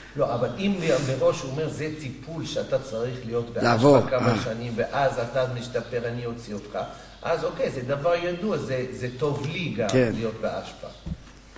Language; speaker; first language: Hebrew; non-native, fluent; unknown